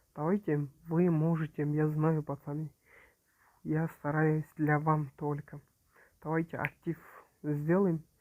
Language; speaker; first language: Russian; non-native, local second language; Kazakh